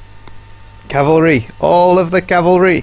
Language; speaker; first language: English; native; English